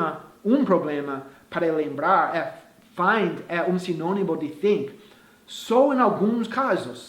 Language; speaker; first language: Portuguese; non-native, fluent; English